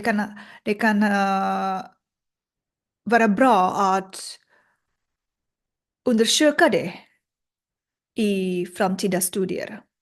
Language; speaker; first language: Swedish; non-native, learner; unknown